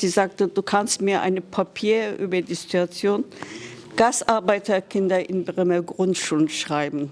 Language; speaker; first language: German; non-native, fluent; Kurdish